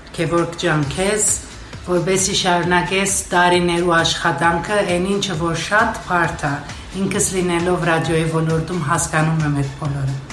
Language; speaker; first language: Armenian; native; Armenian